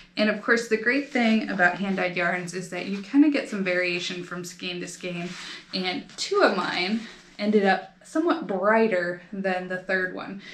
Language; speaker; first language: English; native; English